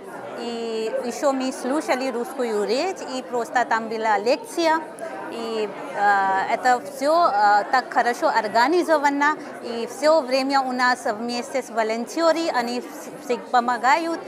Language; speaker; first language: Russian; non-native, fluent; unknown